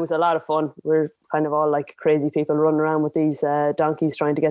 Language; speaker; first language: English; native; English